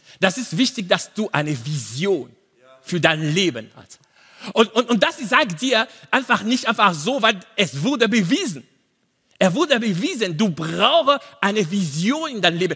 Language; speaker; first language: German; non-native, learner; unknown